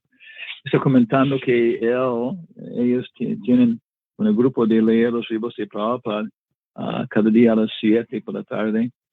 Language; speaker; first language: Spanish; non-native, learner; English